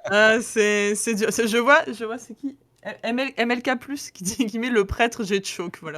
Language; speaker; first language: French; native; French